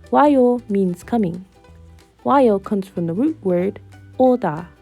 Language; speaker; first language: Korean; non-native, learner; English